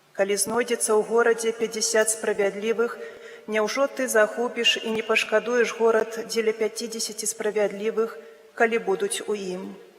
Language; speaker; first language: Belarusian; native; Belarusian